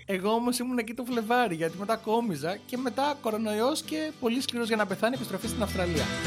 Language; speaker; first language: Greek; native; Greek